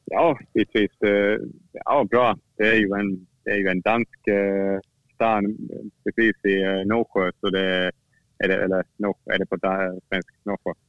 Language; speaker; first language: Swedish; non-native, fluent; Finnish